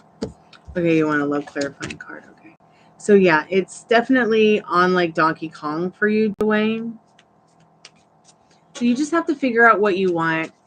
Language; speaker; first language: English; native; English